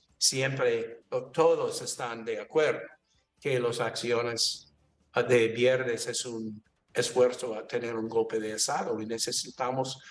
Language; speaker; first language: Spanish; non-native, learner; English